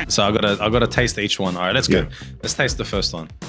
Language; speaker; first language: English; native; English